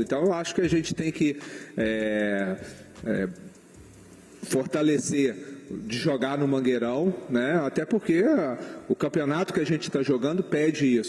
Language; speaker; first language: Portuguese; native; Portuguese